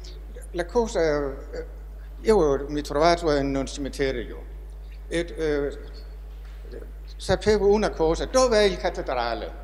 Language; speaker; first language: Italian; non-native, fluent; Danish